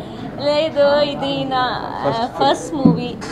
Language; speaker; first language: Telugu; non-native, learner; Malayalam